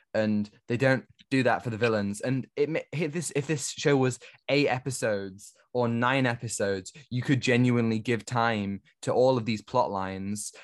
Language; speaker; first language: English; native; English